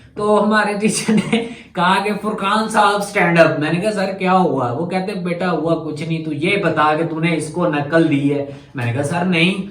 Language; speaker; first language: Urdu; non-native, local second language; Punjabi